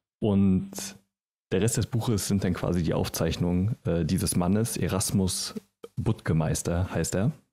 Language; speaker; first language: German; native; German